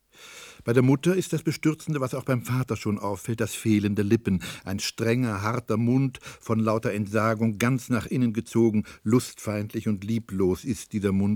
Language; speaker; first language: German; native; German